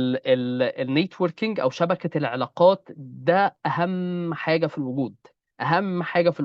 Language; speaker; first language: Arabic; native; Arabic